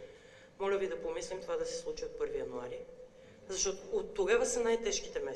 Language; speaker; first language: Bulgarian; native; Bulgarian